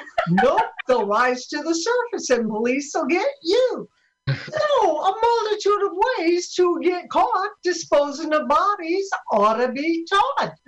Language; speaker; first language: English; native; English